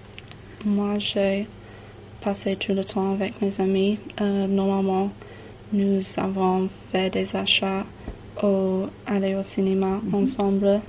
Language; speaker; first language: French; non-native, learner; English